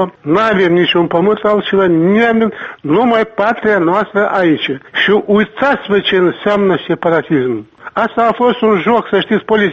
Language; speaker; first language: Romanian; non-native, local second language; Gagauz